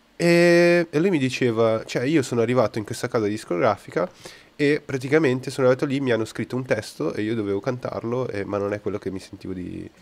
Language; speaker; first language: Italian; non-native, fluent; Portuguese